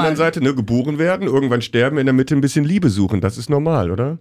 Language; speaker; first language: German; native; German